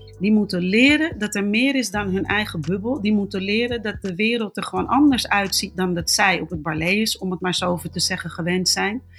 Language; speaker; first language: Dutch; native; Dutch